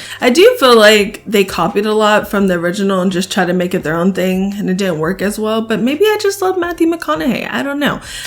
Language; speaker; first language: English; native; English